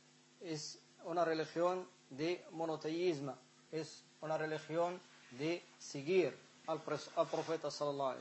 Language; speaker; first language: Spanish; non-native, fluent; Arabic